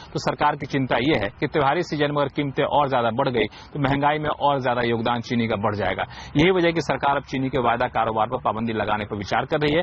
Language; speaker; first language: Hindi; native; Hindi